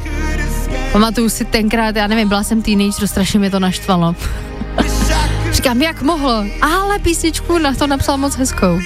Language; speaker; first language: Czech; native; Czech